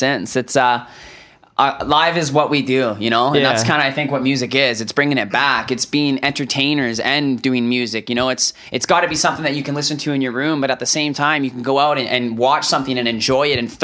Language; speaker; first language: English; native; English